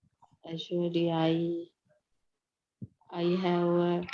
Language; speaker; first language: English; non-native, learner; Sinhala